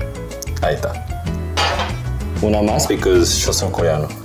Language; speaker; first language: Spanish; non-native, learner; Korean